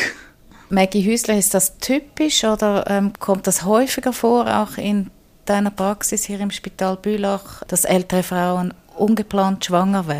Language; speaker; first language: German; native; German